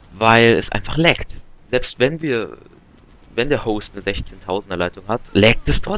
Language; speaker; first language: German; native; German